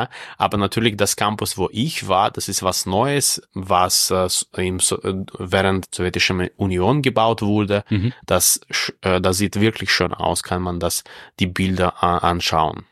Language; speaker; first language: German; non-native, fluent; Russian